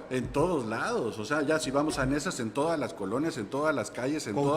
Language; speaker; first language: Spanish; native; Spanish